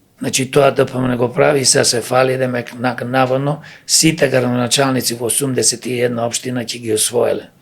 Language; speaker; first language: Macedonian; native; Macedonian